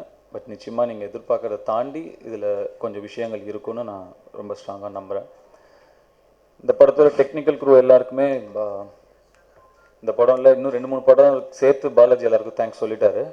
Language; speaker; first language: Tamil; native; Tamil